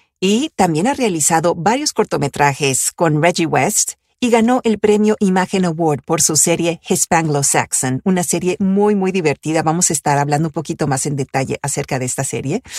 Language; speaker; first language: Spanish; early bilingual, other home language; Italian